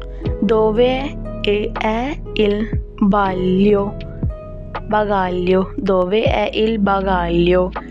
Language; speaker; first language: Italian; non-native, learner; Urdu